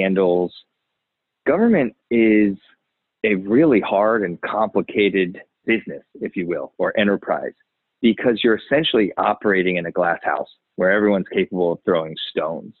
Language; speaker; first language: English; native; English